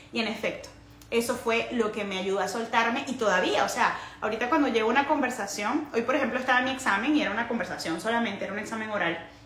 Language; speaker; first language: Spanish; native; Spanish